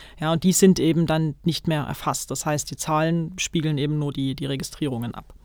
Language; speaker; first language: German; native; German